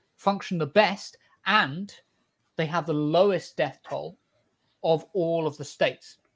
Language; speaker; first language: English; native; English